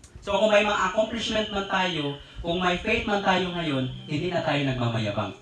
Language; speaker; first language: Filipino; native; Filipino